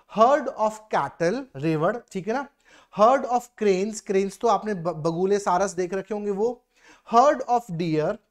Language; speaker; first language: Hindi; native; Hindi